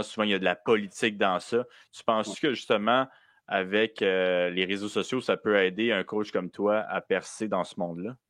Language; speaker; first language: French; native; French